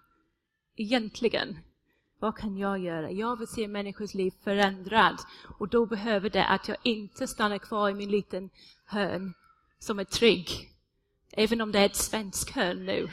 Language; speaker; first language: Swedish; non-native, fluent; English